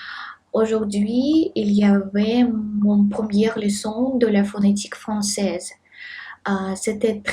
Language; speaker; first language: French; non-native, learner; Russian